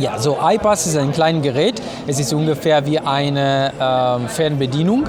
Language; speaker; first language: German; non-native, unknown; Italian